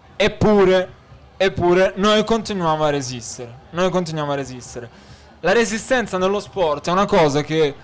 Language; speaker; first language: Italian; early bilingual, other home language; Arabic